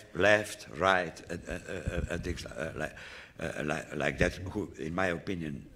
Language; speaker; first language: English; non-native, fluent; Romanian